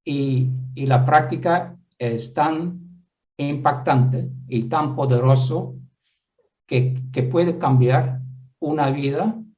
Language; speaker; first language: Spanish; non-native, fluent; Dutch